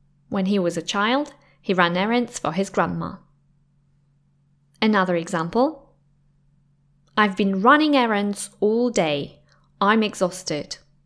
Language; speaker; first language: English; non-native, fluent; Polish